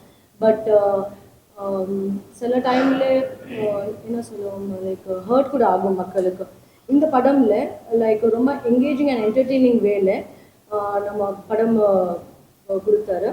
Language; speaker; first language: Tamil; non-native, fluent; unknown